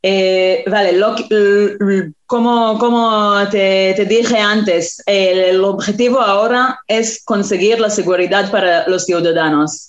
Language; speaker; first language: Spanish; non-native, fluent; Hebrew